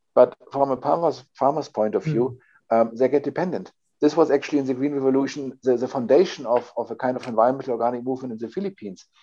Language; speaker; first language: English; non-native, fluent; German